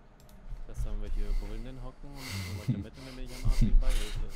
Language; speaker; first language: German; native; German